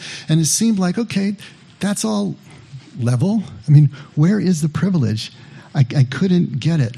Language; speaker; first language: English; native; English